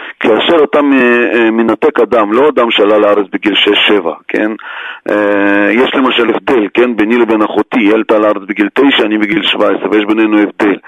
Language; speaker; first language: Hebrew; non-native, fluent; Russian